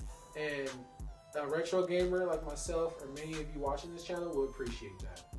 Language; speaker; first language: English; native; English